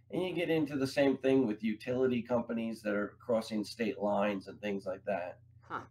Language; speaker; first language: English; native; English